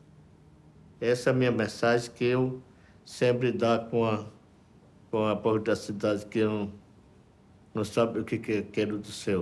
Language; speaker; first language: Portuguese; non-native, local second language; Yanomámi